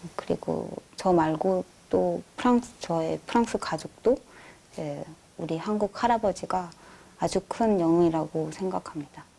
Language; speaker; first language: Korean; early bilingual, heritage; Korean